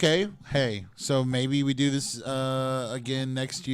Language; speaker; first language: English; native; English